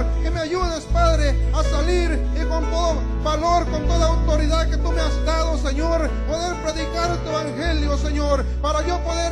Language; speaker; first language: Spanish; native; Spanish